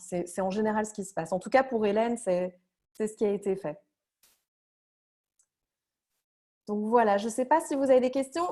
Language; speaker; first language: French; native; French